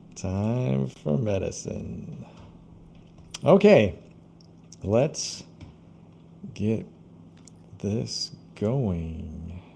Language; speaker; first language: English; non-native, fluent; Portuguese